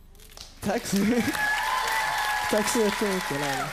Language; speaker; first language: Swedish; non-native, fluent; Maltese